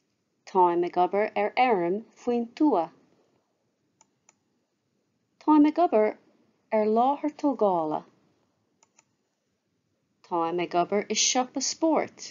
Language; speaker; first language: Irish; non-native, local second language; English